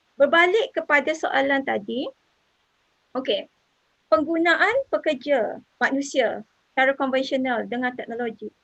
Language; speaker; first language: Malay; native; Malay